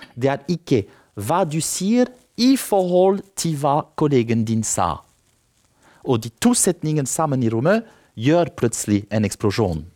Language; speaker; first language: Norwegian; non-native, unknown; French